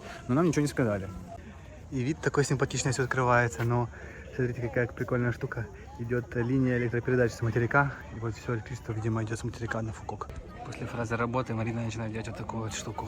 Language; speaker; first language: Russian; native; Russian